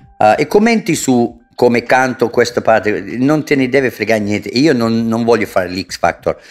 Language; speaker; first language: Italian; non-native, fluent; English